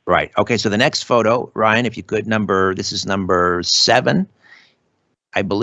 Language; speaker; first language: English; native; English